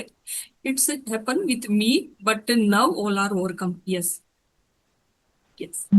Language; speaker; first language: English; non-native, learner; Hindi